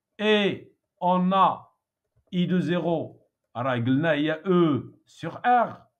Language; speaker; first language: French; non-native, local second language; Arabic